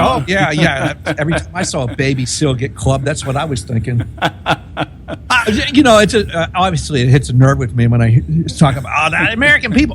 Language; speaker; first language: English; native; English